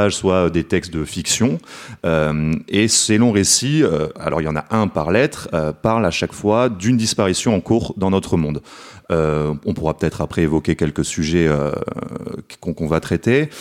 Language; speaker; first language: French; native; French